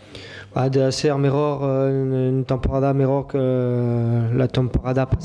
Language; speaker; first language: Spanish; non-native, learner; French